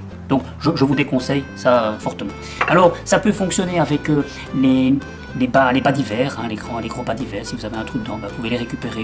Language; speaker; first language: French; native; French